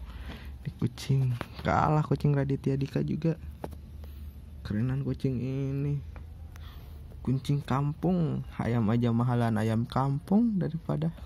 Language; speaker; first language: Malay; non-native, local second language; Sundanese